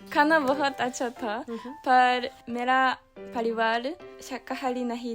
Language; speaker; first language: Hindi; non-native, learner; Japanese